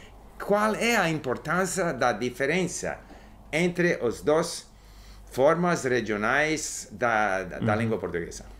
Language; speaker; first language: Portuguese; non-native, learner; English